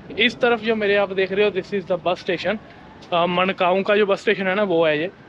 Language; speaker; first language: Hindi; native; Hindi